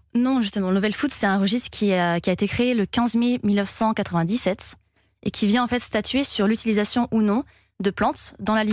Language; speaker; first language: French; native; French